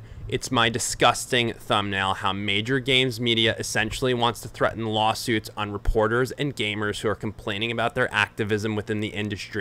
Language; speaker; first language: English; native; English